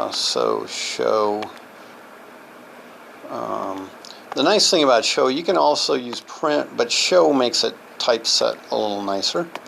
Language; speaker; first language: English; native; English